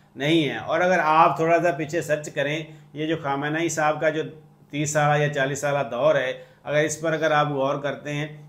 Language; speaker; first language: Urdu; non-native, local second language; Punjabi